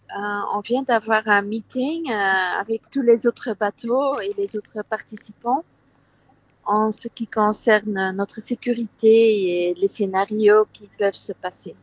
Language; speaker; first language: French; non-native, local second language; Dutch